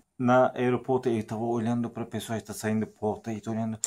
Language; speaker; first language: Portuguese; non-native, learner; Turkish